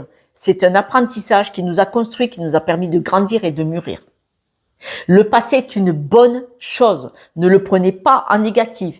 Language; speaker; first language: French; native; French